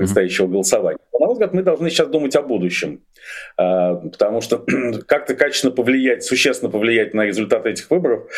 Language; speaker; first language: Russian; native; Russian